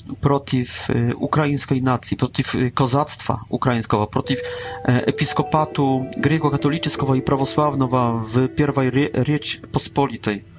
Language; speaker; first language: Polish; non-native, learner; Russian